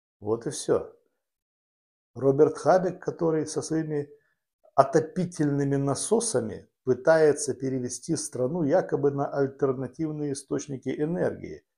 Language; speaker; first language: Russian; native; Russian